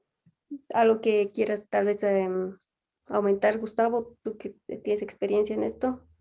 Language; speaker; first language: Spanish; native; Spanish